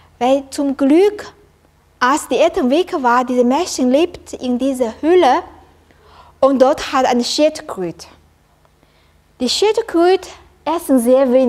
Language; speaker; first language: German; non-native, learner; Chinese